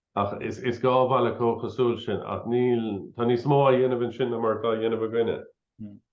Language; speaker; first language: Irish; non-native, local second language; English